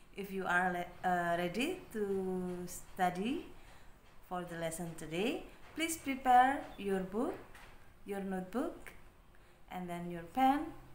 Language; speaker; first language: English; non-native, fluent; Indonesian